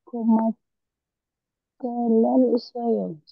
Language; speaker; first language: Korean; non-native, learner; Indonesian